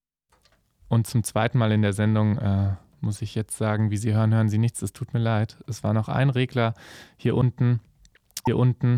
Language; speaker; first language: German; native; German